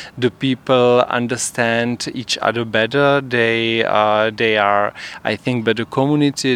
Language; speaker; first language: English; non-native, fluent; Czech